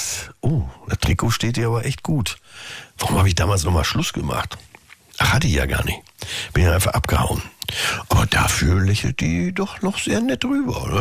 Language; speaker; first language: German; native; German